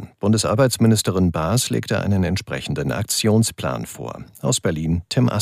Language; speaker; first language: German; native; German